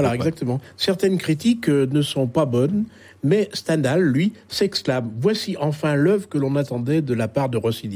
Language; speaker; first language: French; native; French